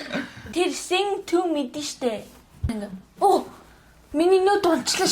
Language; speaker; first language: Mongolian; early bilingual, heritage; Mongolian